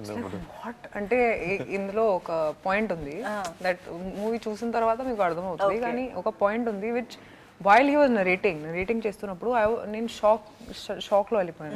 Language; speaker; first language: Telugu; non-native, local second language; Hindi